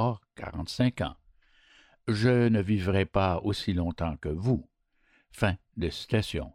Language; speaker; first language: French; native; French